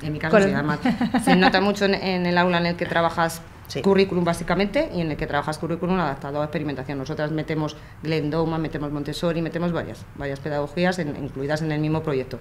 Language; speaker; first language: Spanish; native; Spanish